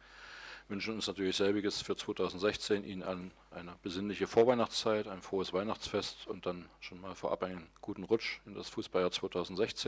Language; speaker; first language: German; native; German